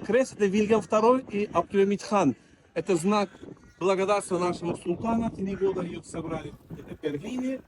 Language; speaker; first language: Russian; non-native, learner; Turkish